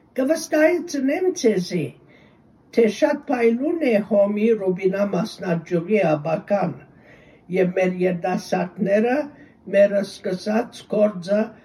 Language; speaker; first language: Armenian; early bilingual, heritage; Armenian